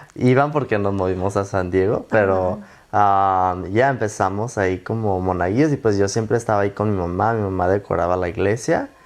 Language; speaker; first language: Spanish; early bilingual, other home language; English